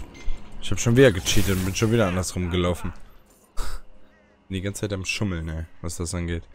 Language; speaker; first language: German; native; German